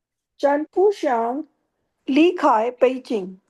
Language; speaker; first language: Chinese; non-native, learner; Hindi